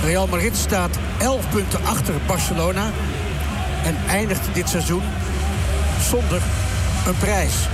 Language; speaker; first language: Dutch; native; Dutch